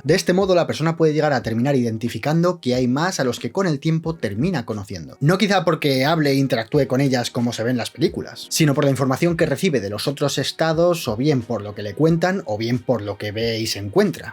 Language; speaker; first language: Spanish; native; Spanish